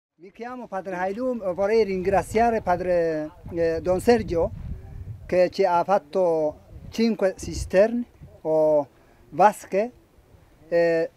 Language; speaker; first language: Italian; non-native, learner; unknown